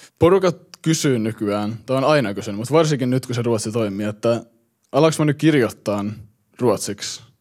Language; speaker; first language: Finnish; early bilingual, heritage; Finnish